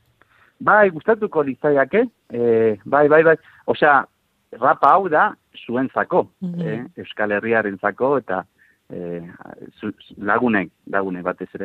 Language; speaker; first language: Basque; non-native, fluent; Spanish